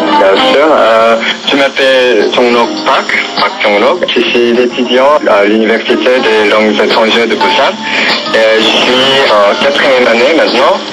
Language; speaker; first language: French; non-native, learner; Korean